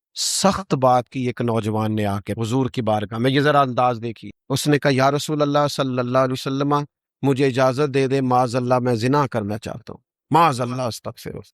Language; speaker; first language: Urdu; non-native, local second language; Punjabi